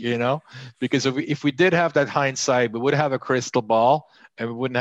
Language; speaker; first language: English; non-native, fluent; Swiss German